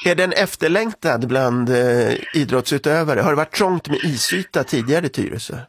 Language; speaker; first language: Swedish; native; Swedish